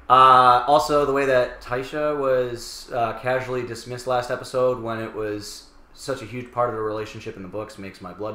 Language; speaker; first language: English; native; English